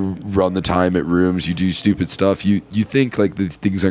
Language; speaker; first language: English; native; English